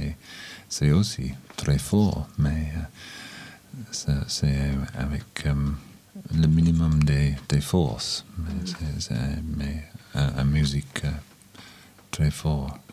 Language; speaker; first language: French; non-native, learner; English